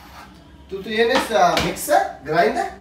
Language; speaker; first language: Spanish; non-native, learner; Telugu